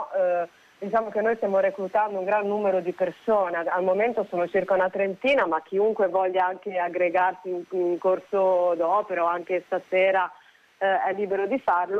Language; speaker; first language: Italian; native; Italian